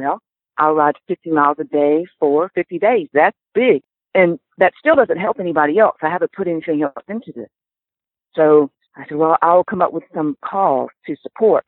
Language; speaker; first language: English; native; English